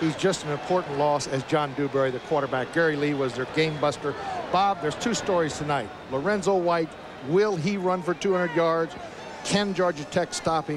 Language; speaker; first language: English; native; English